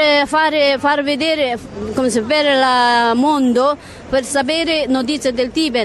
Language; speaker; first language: Italian; non-native, learner; Tibetan